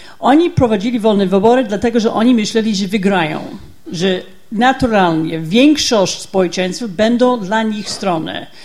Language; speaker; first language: Polish; non-native, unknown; English